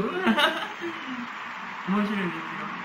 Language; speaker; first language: Japanese; non-native, learner; Korean